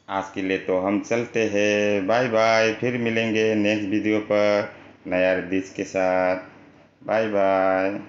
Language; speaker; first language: Hindi; non-native, local second language; Manipuri